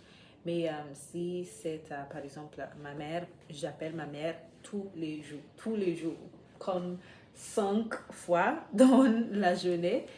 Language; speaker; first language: French; non-native, learner; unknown